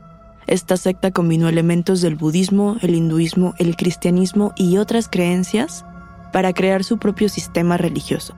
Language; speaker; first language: Spanish; native; Spanish